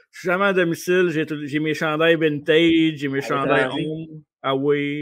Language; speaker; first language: French; native; French